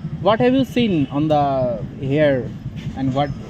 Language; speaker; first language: English; non-native, local second language; Bangla